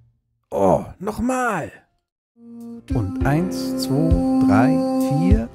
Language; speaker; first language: German; native; German